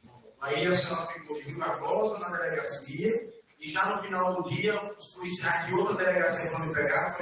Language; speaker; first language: Portuguese; native; Portuguese